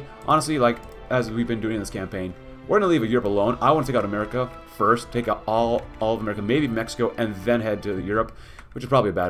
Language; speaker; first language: English; native; English